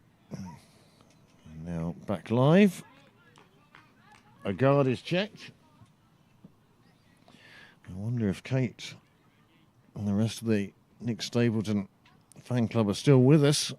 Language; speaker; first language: English; native; English